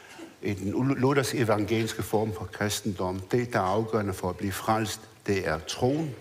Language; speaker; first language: Danish; early bilingual, other home language; Arabic